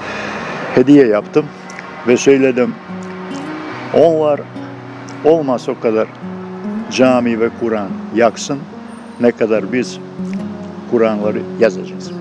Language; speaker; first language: Turkish; non-native, local second language; Bosnian